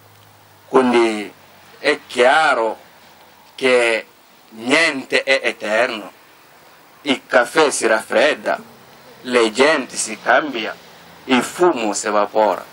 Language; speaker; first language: Italian; non-native, learner; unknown